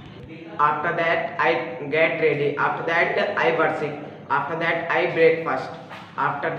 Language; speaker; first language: English; non-native, learner; Hindi